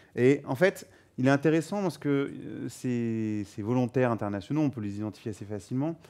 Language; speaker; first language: French; native; French